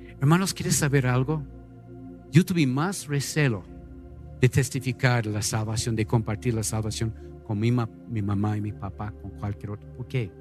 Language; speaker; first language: Spanish; non-native, fluent; English